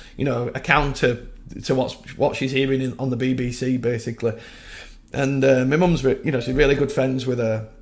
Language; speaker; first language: English; native; English